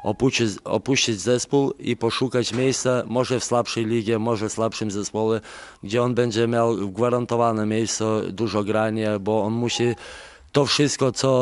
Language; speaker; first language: Polish; non-native, fluent; Lithuanian